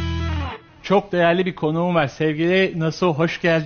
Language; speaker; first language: Turkish; native; Turkish